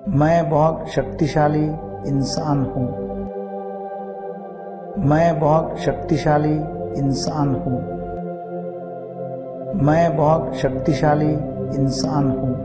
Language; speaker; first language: Hindi; non-native, local second language; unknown